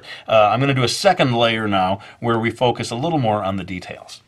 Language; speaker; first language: English; native; English